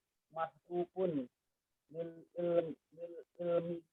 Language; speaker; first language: Arabic; non-native, learner; Indonesian